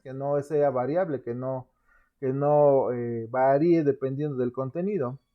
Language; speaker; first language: Spanish; native; Spanish